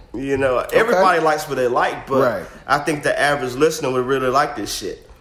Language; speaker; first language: English; native; English